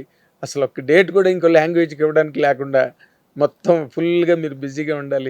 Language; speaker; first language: Telugu; native; Telugu